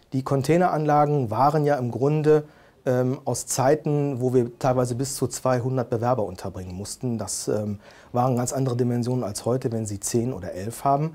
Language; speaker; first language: German; native; German